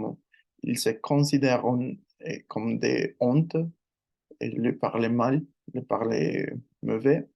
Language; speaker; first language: French; non-native, learner; Spanish